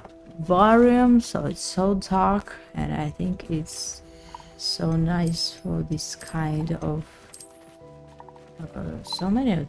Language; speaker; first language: English; non-native, learner; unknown